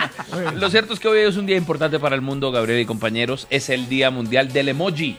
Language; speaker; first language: Spanish; native; Spanish